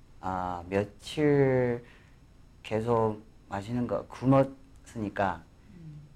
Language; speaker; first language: Korean; non-native, fluent; Chinese